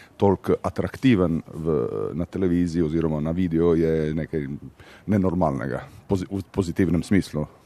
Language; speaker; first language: Slovenian; non-native, local second language; Italian